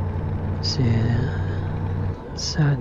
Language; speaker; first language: French; non-native, learner; Italian